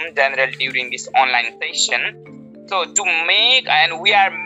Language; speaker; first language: English; non-native, local second language; Nepali